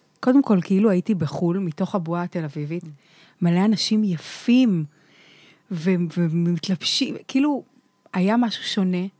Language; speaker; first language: Hebrew; native; Hebrew